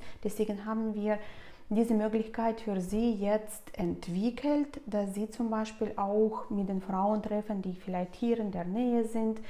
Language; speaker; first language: German; non-native, fluent; Russian